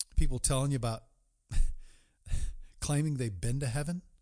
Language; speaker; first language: English; native; English